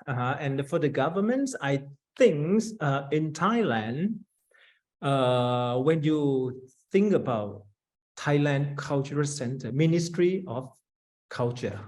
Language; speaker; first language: English; non-native, fluent; Thai